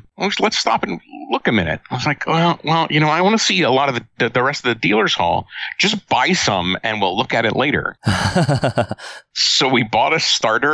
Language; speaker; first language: English; native; English